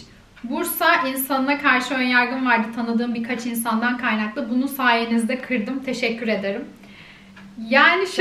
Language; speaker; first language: Turkish; native; Turkish